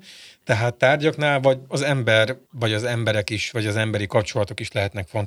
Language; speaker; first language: Hungarian; native; Hungarian